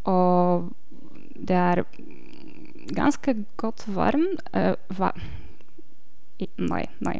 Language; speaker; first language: Norwegian; non-native, learner; Polish